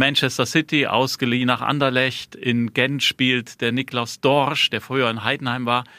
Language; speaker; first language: German; native; German